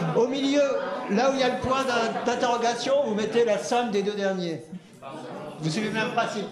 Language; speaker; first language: French; native; French